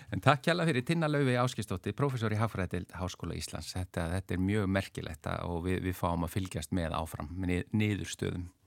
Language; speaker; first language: Icelandic; native; Icelandic